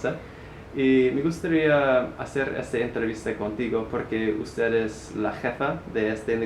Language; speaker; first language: Spanish; non-native, learner; English